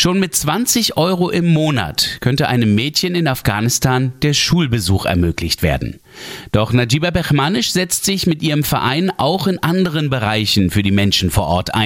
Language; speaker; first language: German; native; German